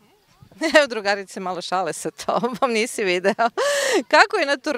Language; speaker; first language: Serbian; native; Serbian